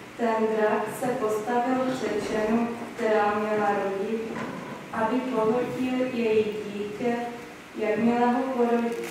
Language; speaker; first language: Czech; native; Czech